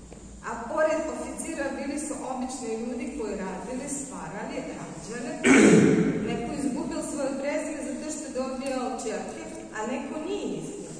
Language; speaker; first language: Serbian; non-native, fluent; Russian